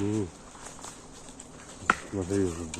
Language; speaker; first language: Russian; native; Russian